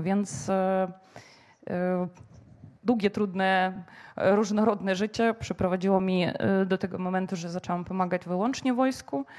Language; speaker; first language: Polish; non-native, fluent; Ukrainian